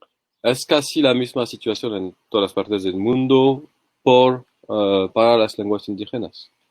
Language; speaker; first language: Spanish; non-native, learner; French